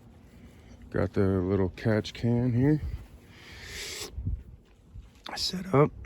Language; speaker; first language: English; native; English